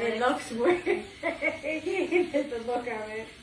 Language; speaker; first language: English; native; English